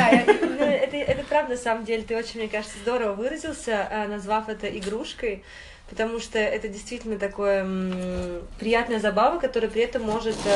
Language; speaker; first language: Russian; native; Russian